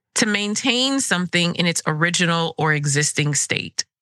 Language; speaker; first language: English; early bilingual, other home language; Krio